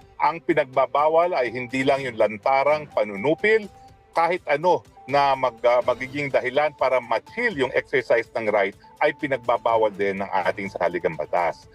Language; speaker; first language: Filipino; native; Filipino